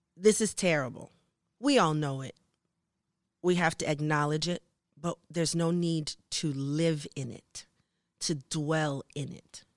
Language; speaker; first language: English; native; English